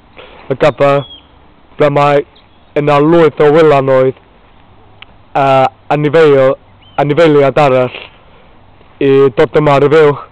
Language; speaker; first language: Welsh; non-native, learner; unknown